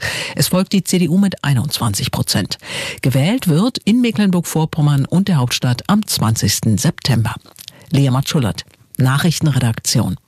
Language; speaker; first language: German; native; German